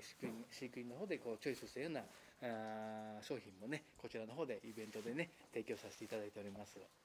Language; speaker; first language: Japanese; native; Japanese